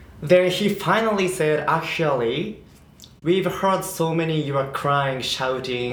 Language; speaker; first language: English; non-native, learner; Japanese